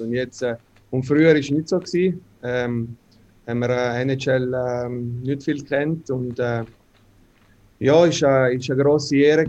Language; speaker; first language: German; non-native, local second language; Italian